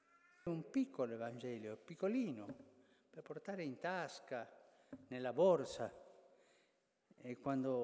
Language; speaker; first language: Italian; non-native, fluent; Spanish